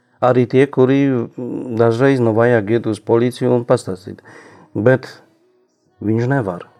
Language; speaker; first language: Latvian; non-native, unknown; Polish